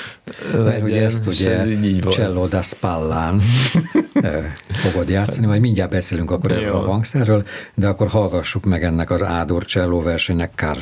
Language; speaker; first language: Hungarian; native; Hungarian